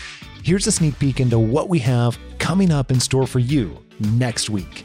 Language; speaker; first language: English; native; English